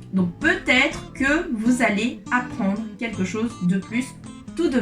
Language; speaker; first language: French; non-native, fluent; Punjabi